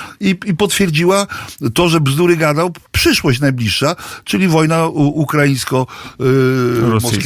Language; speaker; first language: Polish; native; Polish